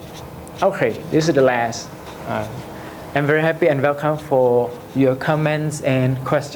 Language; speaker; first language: English; non-native, learner; Lao